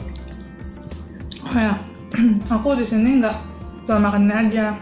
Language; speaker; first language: Indonesian; native; Indonesian